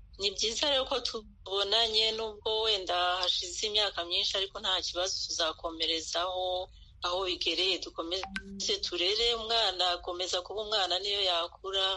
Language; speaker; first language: Kinyarwanda; native; Kinyarwanda